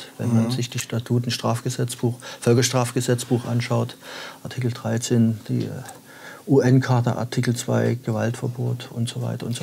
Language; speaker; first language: German; native; German